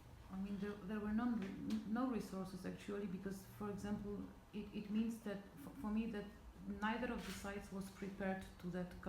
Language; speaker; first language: English; non-native, fluent; Polish